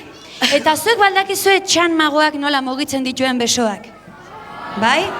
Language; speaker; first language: Basque; native; Basque